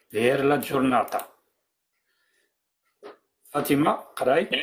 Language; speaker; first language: Italian; non-native, fluent; Arabic